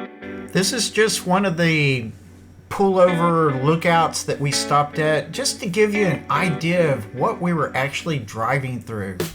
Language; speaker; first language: English; native; English